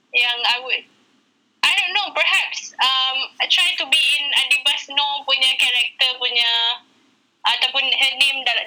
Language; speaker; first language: English; non-native, local second language; Malay